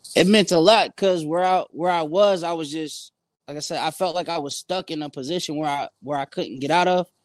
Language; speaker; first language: English; native; English